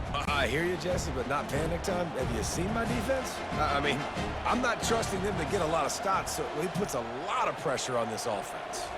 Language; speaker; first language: English; native; English